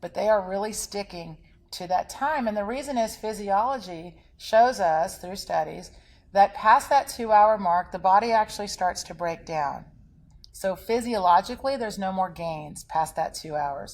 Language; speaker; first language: English; native; English